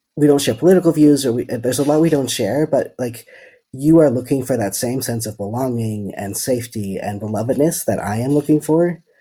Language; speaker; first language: English; non-native, fluent; Dutch